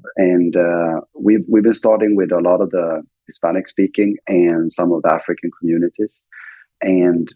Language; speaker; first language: English; non-native, fluent; Swedish